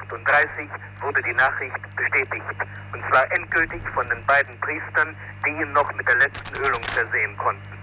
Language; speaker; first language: German; native; German